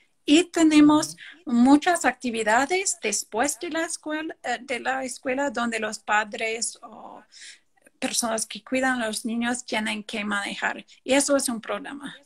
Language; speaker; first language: Spanish; non-native, fluent; English